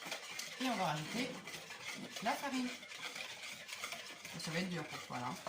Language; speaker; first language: French; native; French